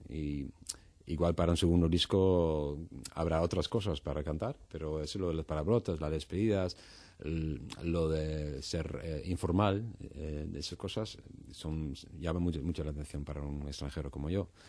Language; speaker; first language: Spanish; non-native, fluent; Dutch